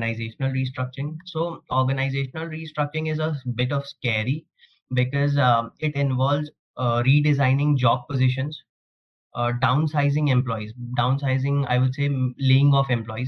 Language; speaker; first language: English; non-native, local second language; Hindi